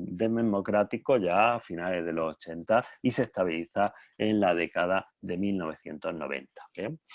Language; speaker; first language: Spanish; native; Spanish